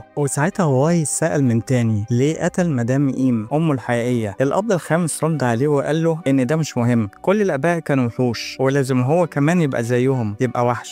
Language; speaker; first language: Arabic; native; Arabic